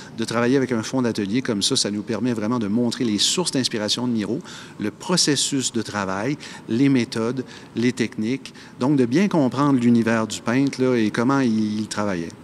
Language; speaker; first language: French; native; French